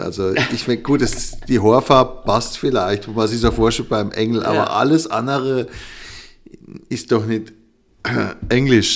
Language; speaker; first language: German; native; German